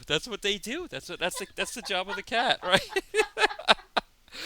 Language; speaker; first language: English; native; English